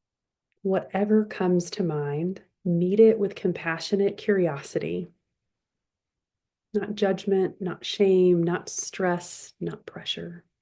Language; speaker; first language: English; native; English